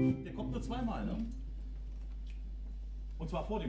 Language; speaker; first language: German; native; German